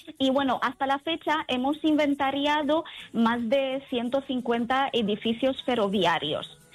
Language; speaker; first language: Spanish; non-native, fluent; Italian